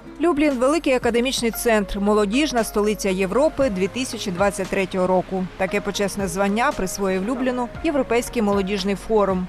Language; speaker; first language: Ukrainian; native; Ukrainian